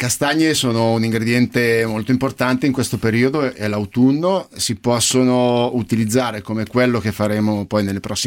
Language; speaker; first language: Italian; native; Italian